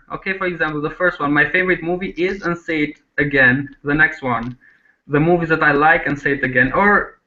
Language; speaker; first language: English; non-native, fluent; Albanian